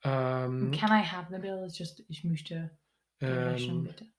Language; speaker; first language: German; non-native, learner; English